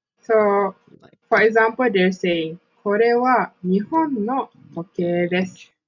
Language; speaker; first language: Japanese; non-native, learner; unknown